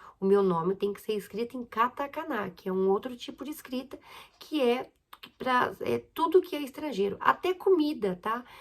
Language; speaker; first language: Portuguese; native; Portuguese